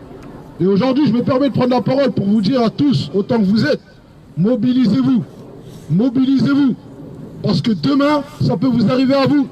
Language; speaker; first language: French; native; French